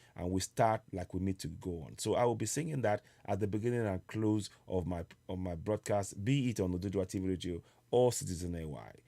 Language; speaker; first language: English; non-native, local second language; Yoruba